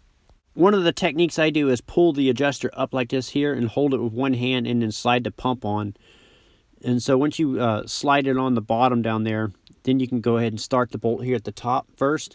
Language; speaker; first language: English; native; English